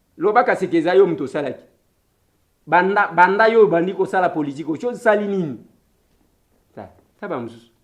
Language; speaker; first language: Lingala; non-native, local second language; Luba-Lulua